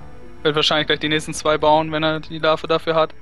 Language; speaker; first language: German; native; German